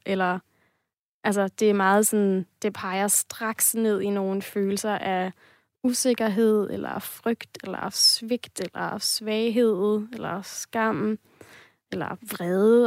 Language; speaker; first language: Danish; native; Danish